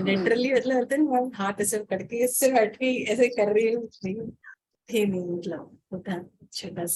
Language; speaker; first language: Hindi; native; Hindi